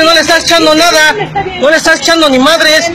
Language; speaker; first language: Spanish; native; Spanish